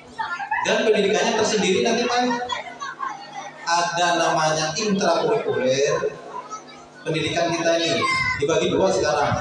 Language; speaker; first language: Indonesian; non-native, local second language; Banjar